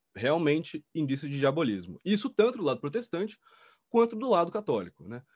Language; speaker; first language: Portuguese; native; Portuguese